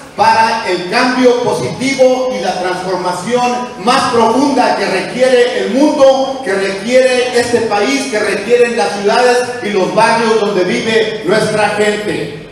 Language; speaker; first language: Spanish; early bilingual, heritage; Spanish